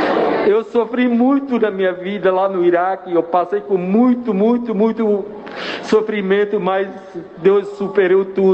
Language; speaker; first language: Portuguese; non-native, fluent; Arabic